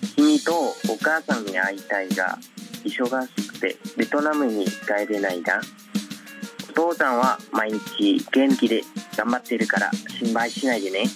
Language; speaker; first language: Japanese; non-native, fluent; Vietnamese